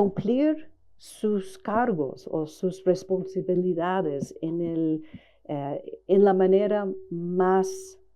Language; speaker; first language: Spanish; non-native, fluent; English